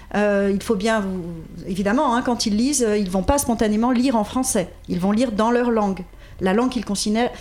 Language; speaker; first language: French; native; French